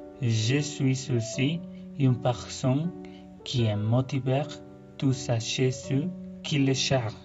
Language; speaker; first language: French; non-native, fluent; Spanish